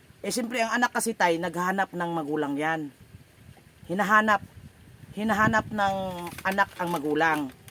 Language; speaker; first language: Filipino; non-native, local second language; Cebuano